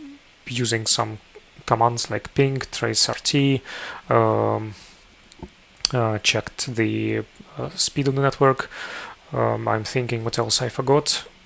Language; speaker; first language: English; non-native, fluent; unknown